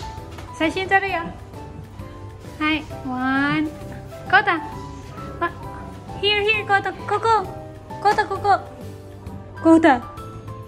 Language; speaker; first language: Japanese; non-native, learner; Filipino